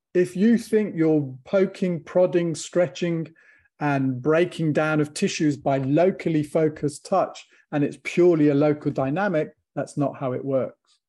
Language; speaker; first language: English; native; English